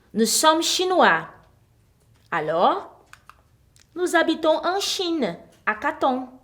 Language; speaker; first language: French; non-native, fluent; Portuguese